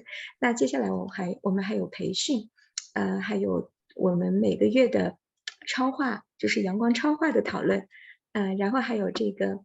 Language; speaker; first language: Chinese; native; Chinese